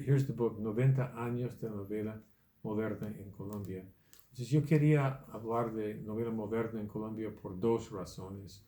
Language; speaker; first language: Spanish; non-native, fluent; English